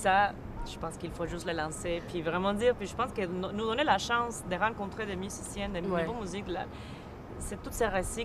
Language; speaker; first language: French; native; French